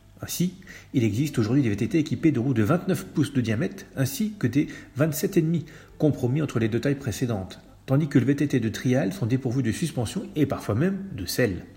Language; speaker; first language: French; native; French